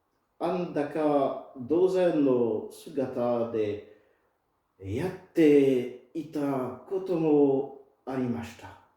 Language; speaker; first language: Japanese; non-native, fluent; French